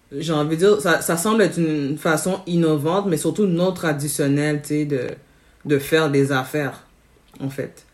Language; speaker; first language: French; native; French